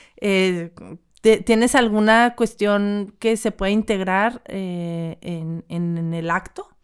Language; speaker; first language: Spanish; native; Spanish